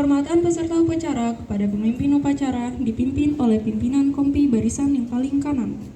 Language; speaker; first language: Indonesian; native; Indonesian